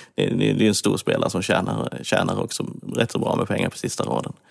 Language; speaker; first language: Swedish; native; Swedish